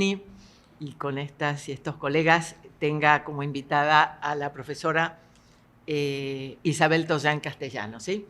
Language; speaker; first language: Spanish; native; Spanish